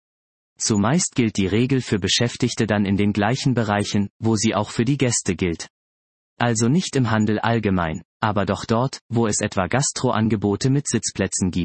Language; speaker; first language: German; native; German